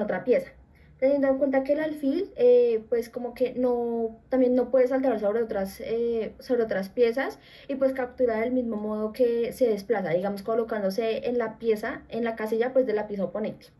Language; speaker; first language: Spanish; native; Spanish